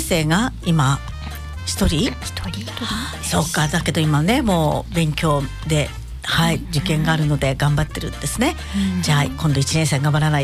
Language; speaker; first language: Japanese; native; Japanese